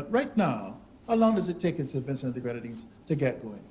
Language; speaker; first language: English; native; English